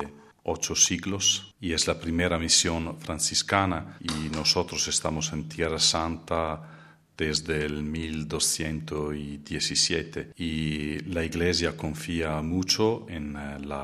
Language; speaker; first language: Spanish; non-native, fluent; Italian